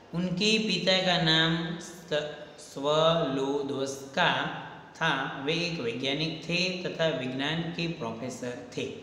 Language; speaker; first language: Hindi; non-native, local second language; Gujarati